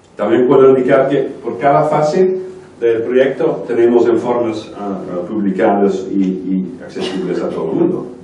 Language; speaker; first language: Spanish; non-native, fluent; Dutch